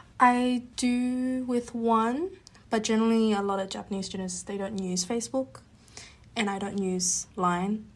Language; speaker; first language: English; native; English